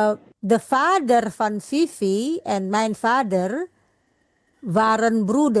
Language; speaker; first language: Dutch; non-native, learner; Indonesian